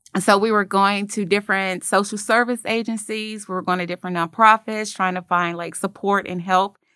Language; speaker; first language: English; native; English